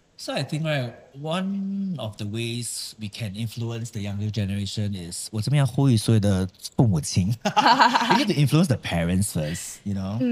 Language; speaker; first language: English; non-native, local second language; Chinese